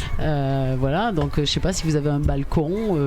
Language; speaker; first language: French; native; French